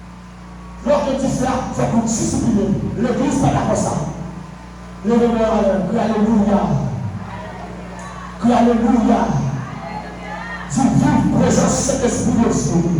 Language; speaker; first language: French; non-native, local second language; Haitian Creole